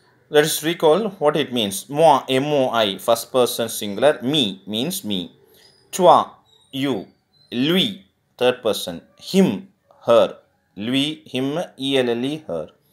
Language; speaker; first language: English; non-native, local second language; Tamil